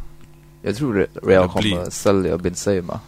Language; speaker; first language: Swedish; non-native, fluent; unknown